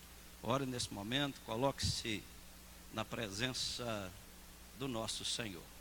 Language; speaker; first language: Portuguese; native; Portuguese